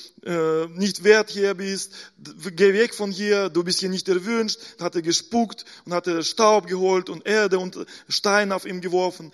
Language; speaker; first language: German; non-native, fluent; Russian